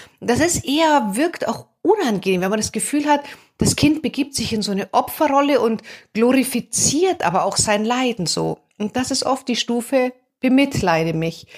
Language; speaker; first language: German; native; German